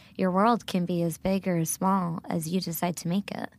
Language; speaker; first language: English; early bilingual, other home language; Gujarati